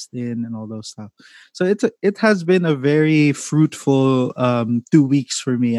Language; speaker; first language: English; non-native, local second language; Cebuano